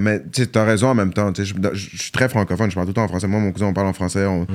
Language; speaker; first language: French; native; French